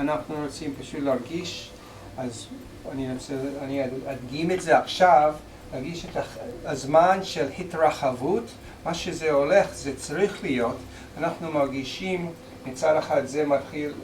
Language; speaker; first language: Hebrew; non-native, fluent; English